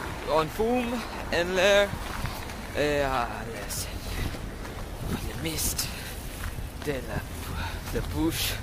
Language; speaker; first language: French; non-native, learner; English